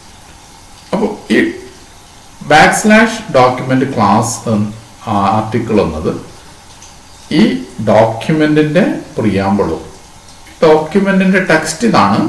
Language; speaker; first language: Malayalam; native; Malayalam